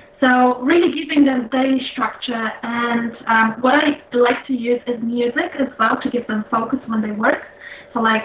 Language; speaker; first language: English; non-native, fluent; Polish